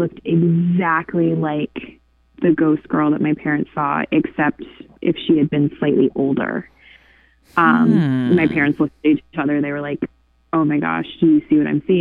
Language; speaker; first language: English; native; English